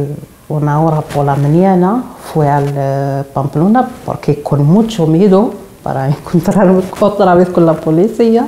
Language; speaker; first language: Spanish; non-native, learner; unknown